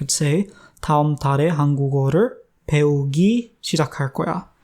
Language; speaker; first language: Korean; non-native, fluent; English